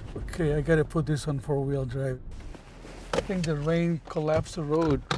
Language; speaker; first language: English; non-native, fluent; Spanish